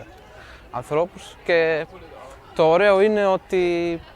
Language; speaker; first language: Greek; early bilingual, heritage; Greek